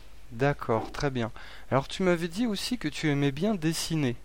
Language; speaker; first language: French; native; French